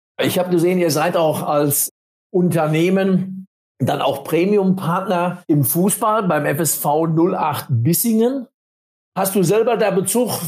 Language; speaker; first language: German; native; German